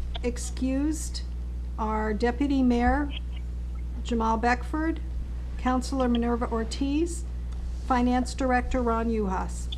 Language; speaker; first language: English; native; English